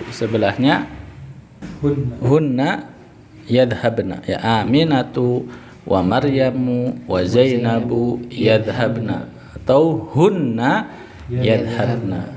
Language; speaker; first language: Indonesian; native; Indonesian